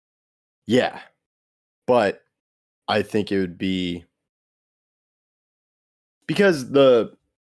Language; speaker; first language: English; native; English